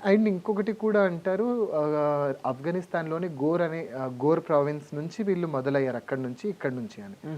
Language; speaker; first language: Telugu; non-native, local second language; Lambadi